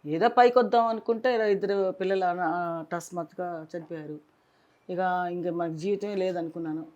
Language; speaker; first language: Telugu; native; Telugu